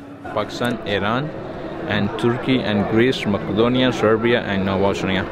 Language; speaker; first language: English; non-native, learner; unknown